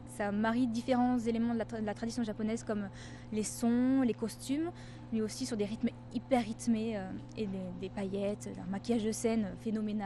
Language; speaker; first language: French; native; French